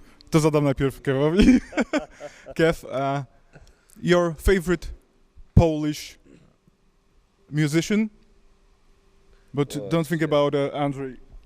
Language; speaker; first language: English; non-native, learner; Polish